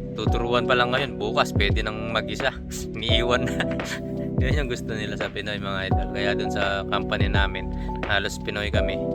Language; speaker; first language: Filipino; non-native, local second language; Pampanga